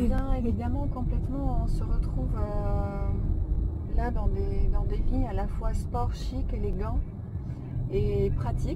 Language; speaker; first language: French; native; French